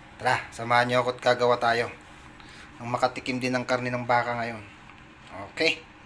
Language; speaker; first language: Filipino; non-native, local second language; Iloko